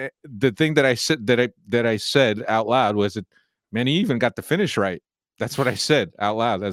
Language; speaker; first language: English; native; English